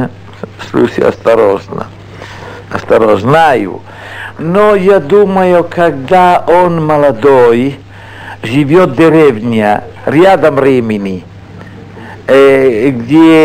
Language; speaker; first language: Russian; non-native, learner; Italian